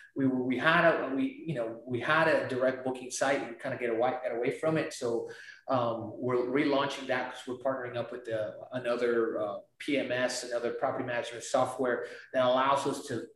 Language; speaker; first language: English; non-native, fluent; Spanish